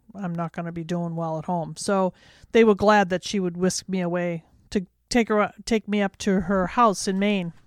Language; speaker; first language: English; native; English